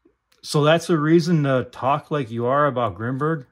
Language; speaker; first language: English; native; English